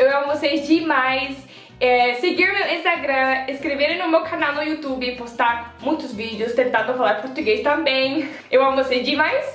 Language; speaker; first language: Portuguese; non-native, learner; Dutch